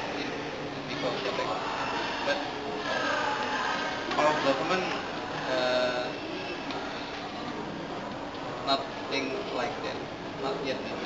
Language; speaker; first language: English; non-native, learner; Indonesian